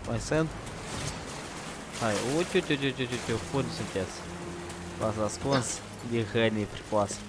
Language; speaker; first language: Russian; non-native, local second language; Romanian